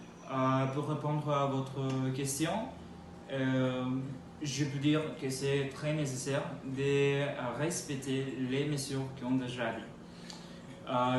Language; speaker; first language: French; non-native, learner; Spanish